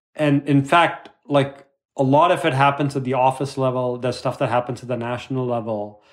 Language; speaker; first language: English; non-native, local second language; Tamil